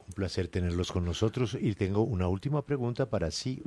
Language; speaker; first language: Spanish; native; Spanish